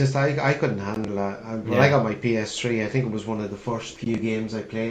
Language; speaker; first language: English; native; English